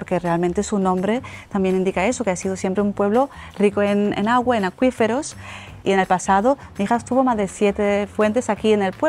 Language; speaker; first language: Spanish; native; Spanish